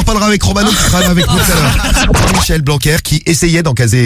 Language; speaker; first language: French; native; French